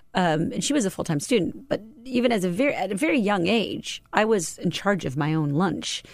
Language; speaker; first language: English; native; English